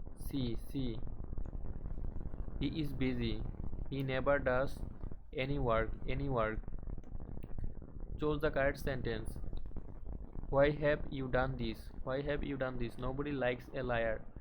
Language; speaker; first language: English; non-native, local second language; Bangla